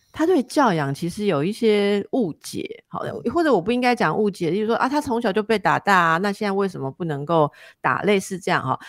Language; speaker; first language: Chinese; native; Chinese